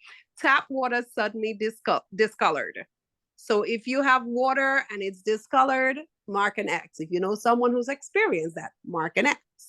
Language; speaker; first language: English; native; English